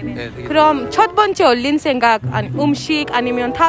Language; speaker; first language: Korean; non-native, learner; Hindi